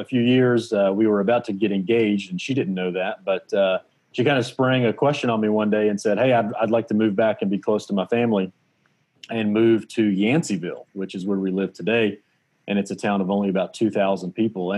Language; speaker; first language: English; native; English